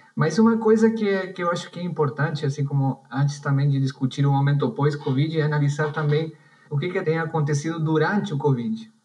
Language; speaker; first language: Portuguese; non-native, fluent; Spanish